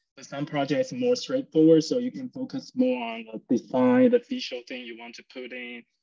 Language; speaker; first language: English; non-native, fluent; Chinese